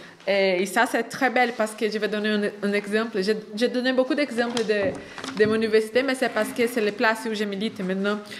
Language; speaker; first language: French; non-native, fluent; Portuguese